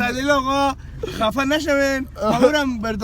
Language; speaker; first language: Persian; native; Persian